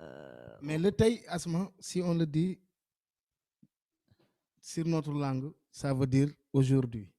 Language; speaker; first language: French; non-native, local second language; Wolof